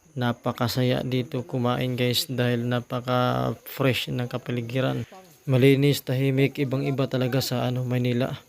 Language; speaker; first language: Filipino; non-native, local second language; Cebuano